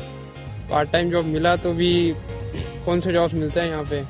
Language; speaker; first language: Hindi; native; Hindi